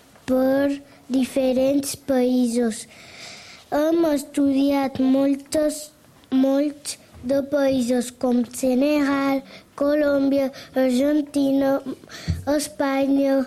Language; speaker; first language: Catalan; early bilingual, other home language; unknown